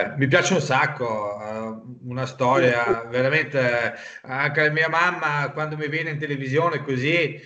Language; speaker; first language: Italian; non-native, local second language; German